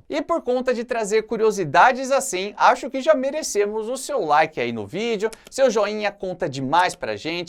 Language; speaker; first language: Portuguese; native; Portuguese